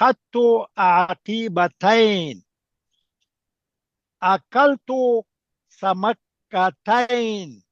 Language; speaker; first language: Arabic; non-native, learner; Urdu